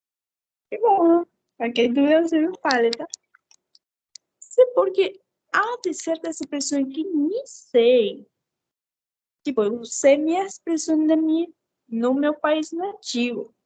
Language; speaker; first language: Portuguese; non-native, fluent; Spanish